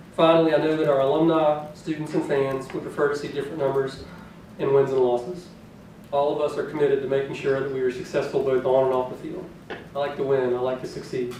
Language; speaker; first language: English; native; English